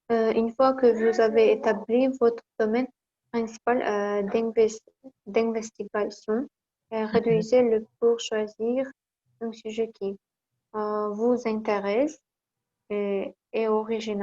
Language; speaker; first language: French; non-native, learner; Kazakh